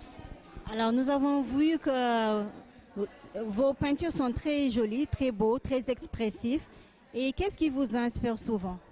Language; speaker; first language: French; non-native, fluent; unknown